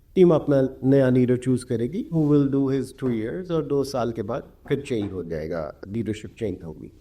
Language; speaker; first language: Urdu; early bilingual, heritage; Urdu